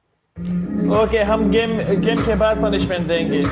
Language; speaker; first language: Hindi; non-native, local second language; Pashto